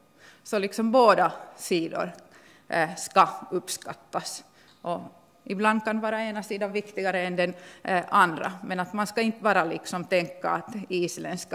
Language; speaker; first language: Swedish; non-native, local second language; Finnish